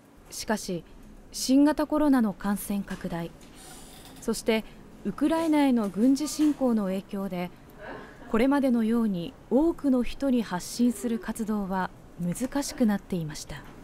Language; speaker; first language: Japanese; native; Japanese